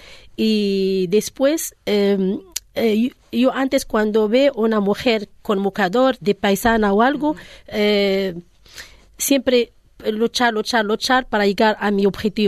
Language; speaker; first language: Spanish; non-native, learner; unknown